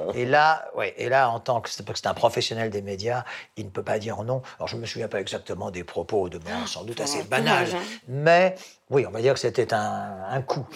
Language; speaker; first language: French; non-native, local second language; English